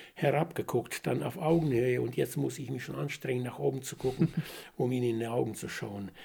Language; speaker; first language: German; non-native, fluent; Russian